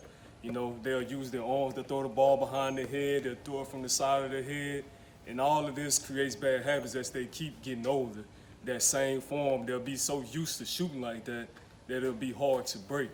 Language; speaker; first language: English; native; English